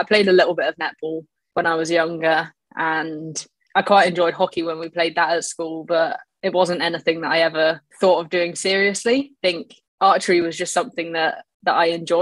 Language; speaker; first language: English; native; English